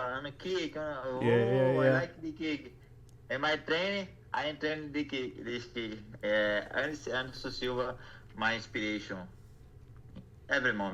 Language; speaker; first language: English; non-native, learner; Portuguese